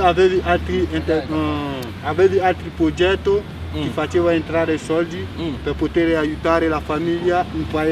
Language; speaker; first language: Italian; non-native, fluent; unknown